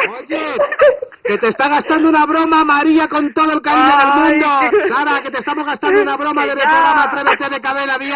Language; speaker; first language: Spanish; native; Spanish